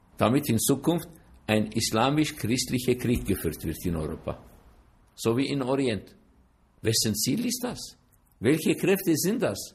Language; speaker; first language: German; non-native, fluent; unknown